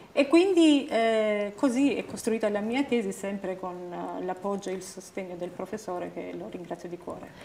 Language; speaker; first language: Italian; non-native, fluent; Albanian